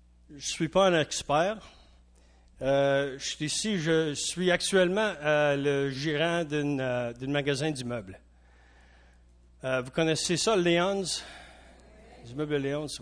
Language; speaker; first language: French; non-native, local second language; English